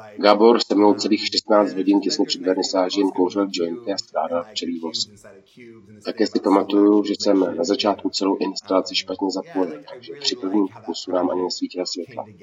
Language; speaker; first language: Czech; non-native, fluent; English